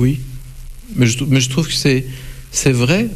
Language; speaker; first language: French; non-native, fluent; Russian